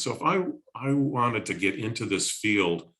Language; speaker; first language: English; native; English